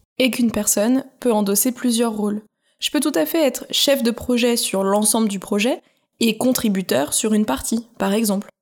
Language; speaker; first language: French; native; French